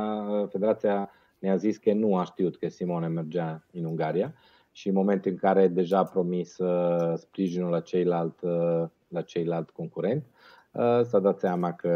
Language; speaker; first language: Romanian; non-native, fluent; Italian